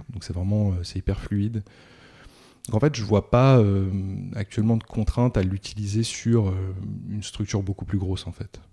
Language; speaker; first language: French; native; French